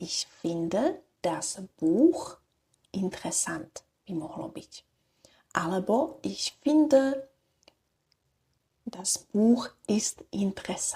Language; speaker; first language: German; non-native, fluent; Slovak